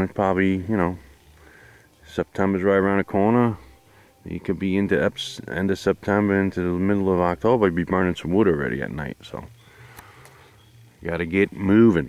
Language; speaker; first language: English; native; English